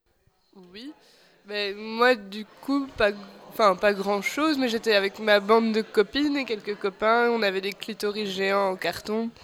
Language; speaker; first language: French; non-native, fluent; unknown